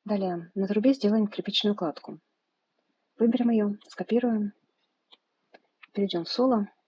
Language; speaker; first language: Russian; native; Russian